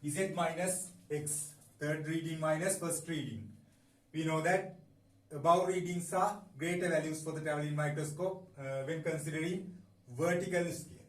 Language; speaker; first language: English; non-native, local second language; Sinhala